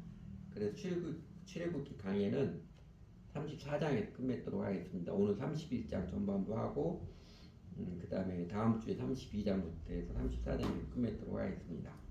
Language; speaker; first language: Korean; native; Korean